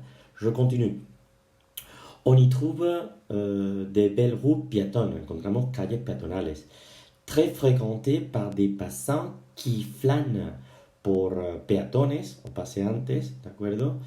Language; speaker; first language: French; non-native, fluent; Spanish